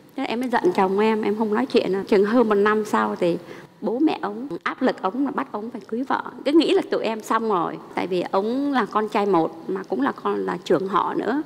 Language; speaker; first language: Vietnamese; early bilingual, heritage; Vietnamese